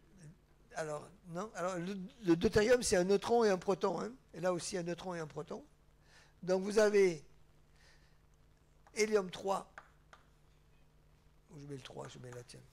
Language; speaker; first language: French; native; French